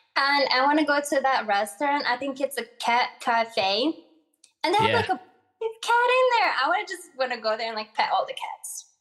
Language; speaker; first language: English; early bilingual, other home language; Arabic